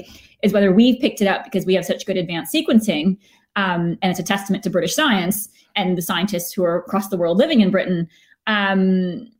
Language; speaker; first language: English; native; English